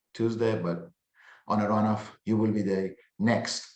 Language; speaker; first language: English; non-native, fluent; Persian